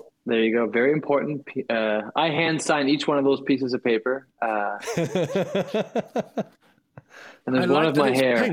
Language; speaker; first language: English; native; English